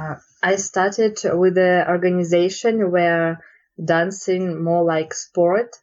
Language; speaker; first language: English; non-native, learner; Russian